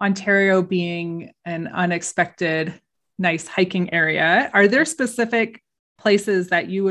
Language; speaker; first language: English; native; English